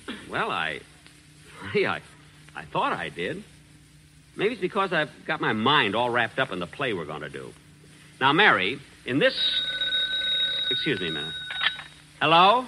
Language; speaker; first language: English; native; English